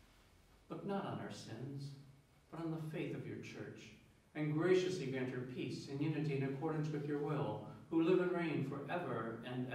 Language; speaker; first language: English; native; English